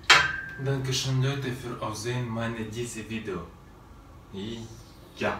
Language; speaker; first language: German; non-native, learner; Russian